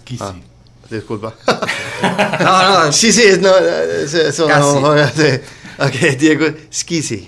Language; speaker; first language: Spanish; non-native, learner; Danish